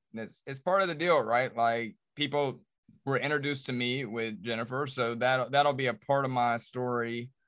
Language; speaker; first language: English; native; English